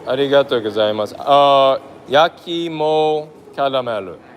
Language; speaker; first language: Japanese; non-native, learner; English